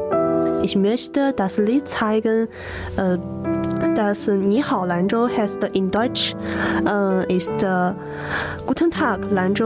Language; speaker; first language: German; non-native, learner; Chinese